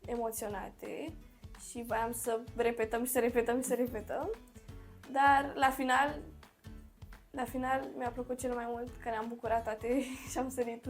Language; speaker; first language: Romanian; native; Romanian